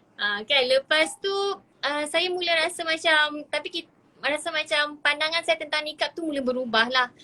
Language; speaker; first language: Malay; native; Malay